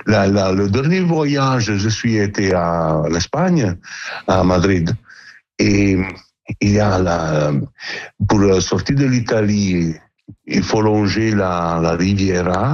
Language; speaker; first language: French; non-native, learner; Italian